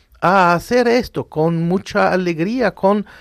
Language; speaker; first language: Spanish; non-native, fluent; Arabic